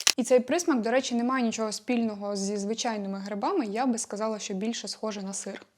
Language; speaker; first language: Ukrainian; non-native, local second language; Russian